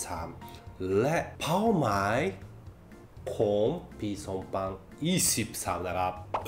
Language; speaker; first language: Thai; non-native, fluent; Japanese